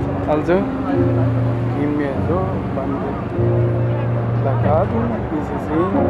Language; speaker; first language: German; non-native, learner; Turkish